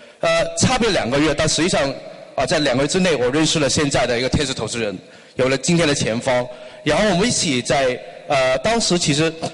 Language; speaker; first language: Chinese; non-native, local second language; Cantonese